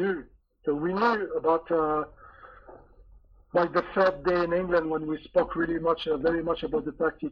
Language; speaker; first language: English; non-native, fluent; French